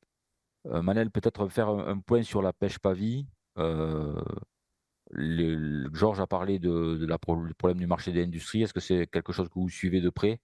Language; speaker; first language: French; native; French